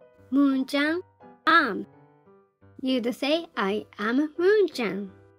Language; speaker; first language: English; non-native, fluent; Japanese